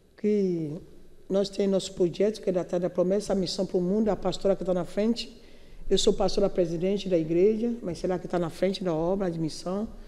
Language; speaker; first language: Portuguese; non-native, learner; Yoruba